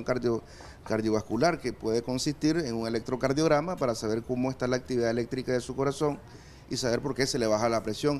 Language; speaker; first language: Spanish; native; Spanish